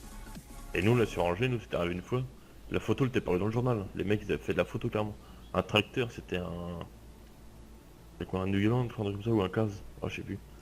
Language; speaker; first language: French; native; French